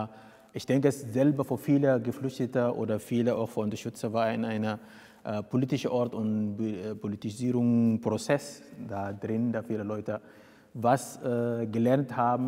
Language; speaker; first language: German; non-native, fluent; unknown